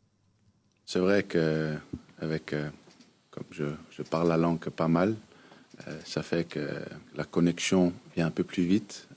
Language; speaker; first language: French; non-native, fluent; Danish